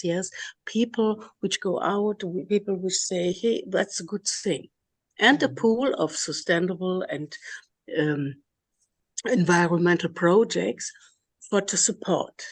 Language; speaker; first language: English; non-native, learner; German